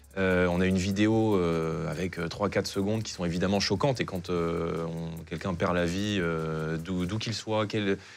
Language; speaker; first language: French; native; French